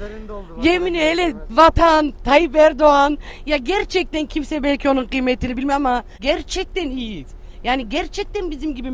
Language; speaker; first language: Turkish; early bilingual, heritage; Turkish